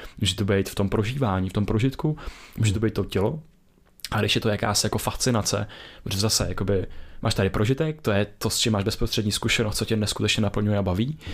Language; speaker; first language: Czech; native; Czech